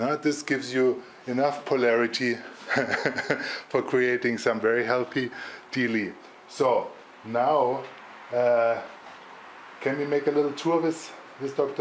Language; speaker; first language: English; non-native, fluent; German